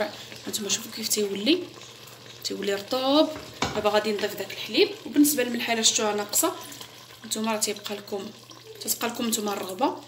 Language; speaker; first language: Arabic; native; Arabic